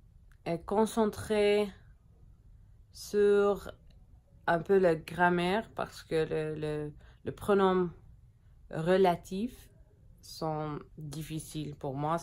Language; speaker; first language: French; non-native, learner; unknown